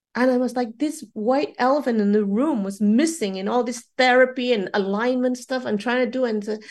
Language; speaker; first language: English; non-native, local second language; Cantonese